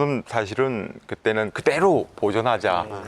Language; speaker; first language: Korean; native; Korean